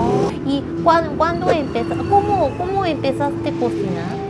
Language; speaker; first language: Spanish; non-native, learner; Korean